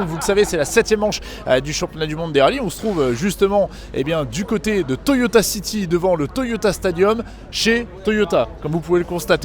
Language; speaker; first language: French; native; French